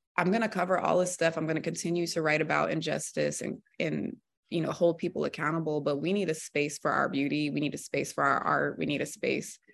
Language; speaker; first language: English; native; English